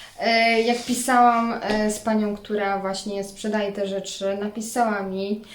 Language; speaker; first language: Polish; native; Polish